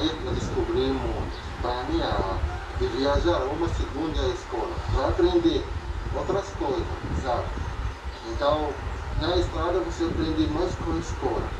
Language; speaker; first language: Portuguese; non-native, learner; Arabic